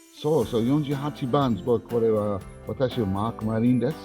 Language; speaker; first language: Japanese; non-native, learner; English